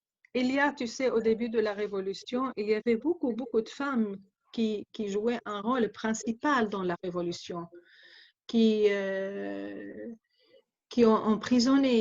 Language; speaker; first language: French; non-native, fluent; Arabic